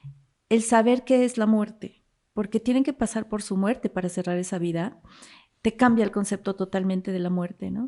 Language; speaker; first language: Spanish; native; Spanish